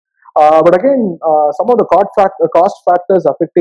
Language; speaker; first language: English; non-native, local second language; Tamil